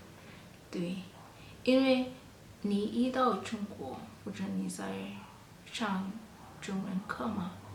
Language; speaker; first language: Chinese; non-native, fluent; Kalenjin